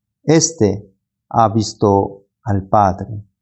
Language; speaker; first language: Spanish; non-native, learner; Korean